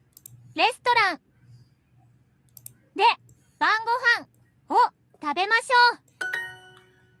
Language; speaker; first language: Japanese; non-native, learner; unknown